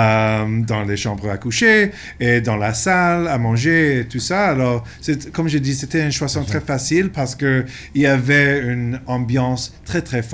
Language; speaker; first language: French; non-native, local second language; English